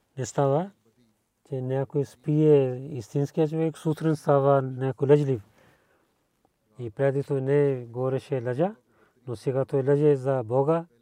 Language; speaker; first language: Bulgarian; non-native, learner; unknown